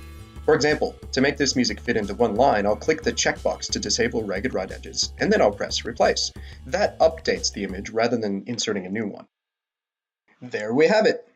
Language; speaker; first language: English; native; English